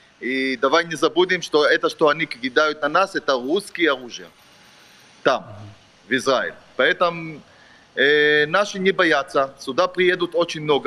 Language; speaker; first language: Russian; non-native, fluent; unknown